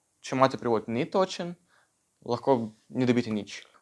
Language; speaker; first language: Slovenian; non-native, learner; Russian